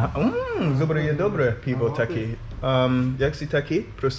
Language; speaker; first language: Czech; non-native, learner; English